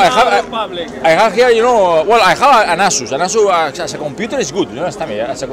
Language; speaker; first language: English; non-native, learner; Spanish